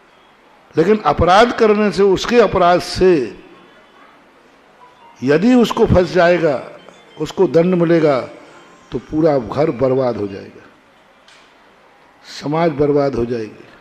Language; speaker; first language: Hindi; native; Hindi